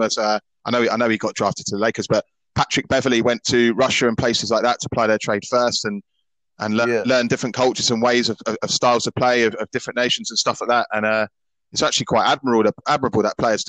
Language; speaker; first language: English; native; English